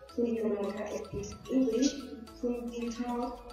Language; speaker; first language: Spanish; native; Spanish